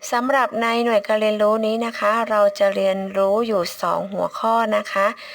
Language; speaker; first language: Thai; native; Thai